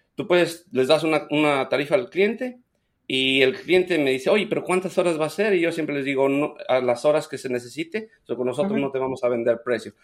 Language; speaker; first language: Spanish; native; Spanish